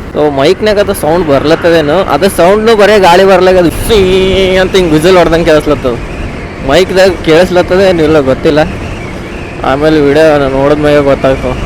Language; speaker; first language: Kannada; native; Kannada